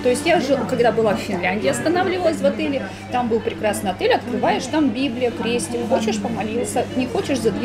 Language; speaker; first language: Russian; native; Russian